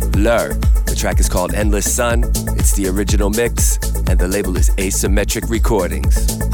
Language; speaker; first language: English; native; English